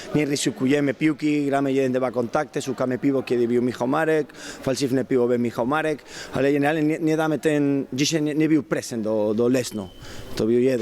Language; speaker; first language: Polish; non-native, learner; Spanish